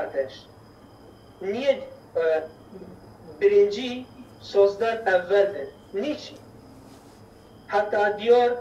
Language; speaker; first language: Turkish; non-native, learner; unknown